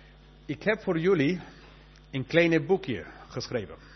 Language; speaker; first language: Dutch; non-native, fluent; Spanish